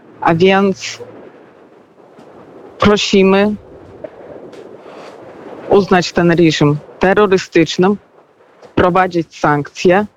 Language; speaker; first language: Polish; non-native, fluent; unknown